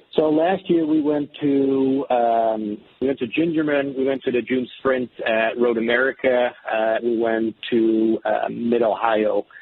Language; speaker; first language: English; non-native, fluent; Dutch